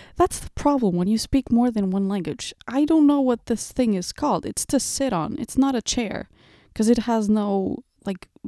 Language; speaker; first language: English; early bilingual, other home language; Portuguese